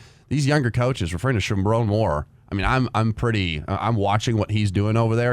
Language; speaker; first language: English; native; English